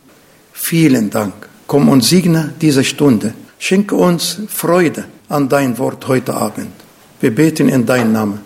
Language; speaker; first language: German; non-native, fluent; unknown